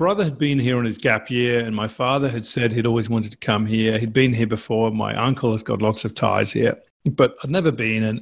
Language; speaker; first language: English; native; English